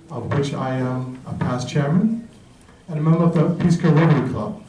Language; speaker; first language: English; native; English